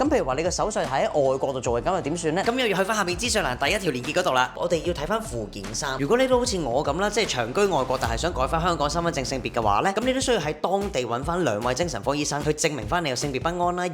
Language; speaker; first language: Cantonese; native; Cantonese